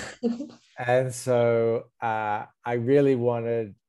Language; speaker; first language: English; native; English